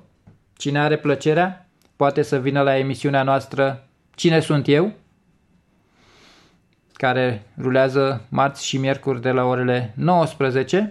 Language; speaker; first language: Romanian; native; Romanian